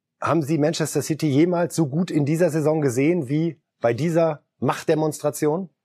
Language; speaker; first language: German; native; German